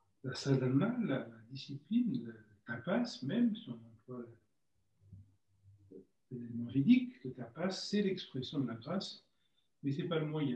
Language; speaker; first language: French; native; French